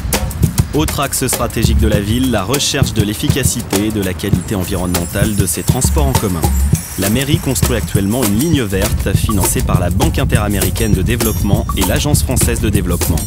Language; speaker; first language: French; native; French